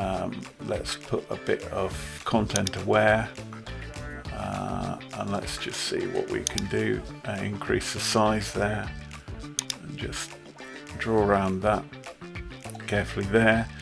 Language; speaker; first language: English; native; English